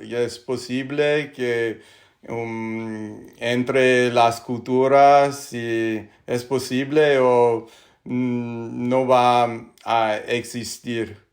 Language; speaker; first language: Spanish; non-native, learner; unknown